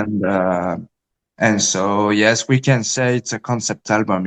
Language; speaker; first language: English; early bilingual, heritage; Spanish